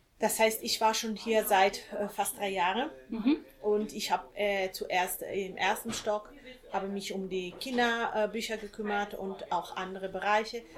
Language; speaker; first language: German; non-native, fluent; Italian